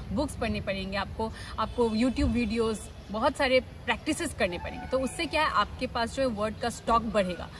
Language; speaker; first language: Hindi; non-native, local second language; Assamese